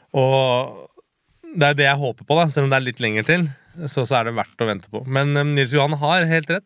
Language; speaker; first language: Norwegian; early bilingual, other home language; Persian